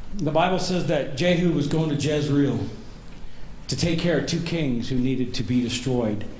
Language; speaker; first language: English; native; English